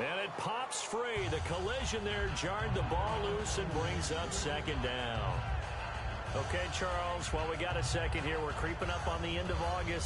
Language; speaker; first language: English; native; English